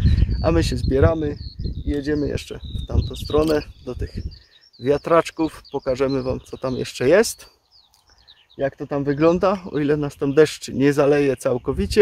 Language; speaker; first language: Polish; native; Polish